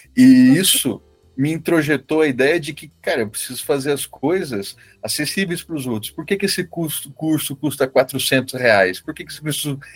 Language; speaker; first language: Portuguese; native; Portuguese